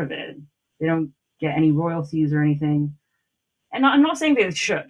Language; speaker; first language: English; non-native, local second language; Cantonese